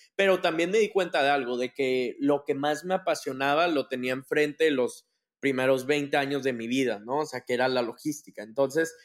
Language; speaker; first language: Spanish; native; Spanish